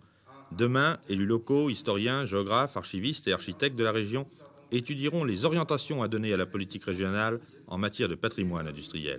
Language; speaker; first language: French; native; French